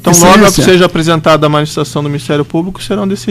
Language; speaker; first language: Portuguese; native; Portuguese